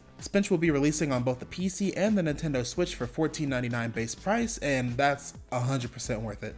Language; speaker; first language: English; native; English